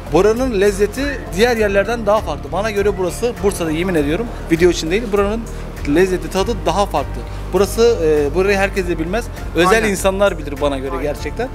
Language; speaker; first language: Turkish; native; Turkish